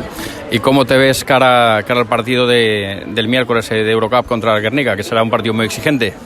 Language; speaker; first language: Spanish; native; Spanish